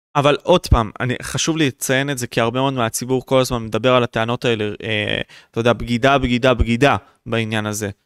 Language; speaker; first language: Hebrew; native; Hebrew